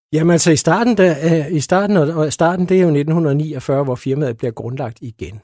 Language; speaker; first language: Danish; native; Danish